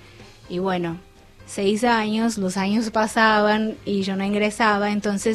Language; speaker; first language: Spanish; non-native, fluent; Portuguese